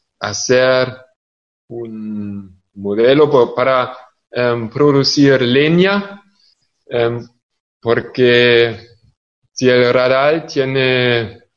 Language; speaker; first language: Spanish; non-native, fluent; German